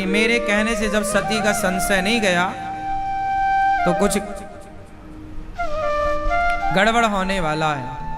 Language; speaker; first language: Hindi; native; Hindi